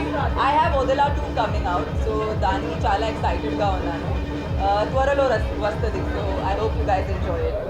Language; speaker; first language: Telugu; non-native, fluent; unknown